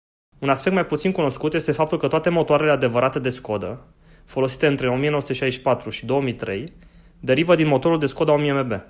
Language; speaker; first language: Romanian; native; Romanian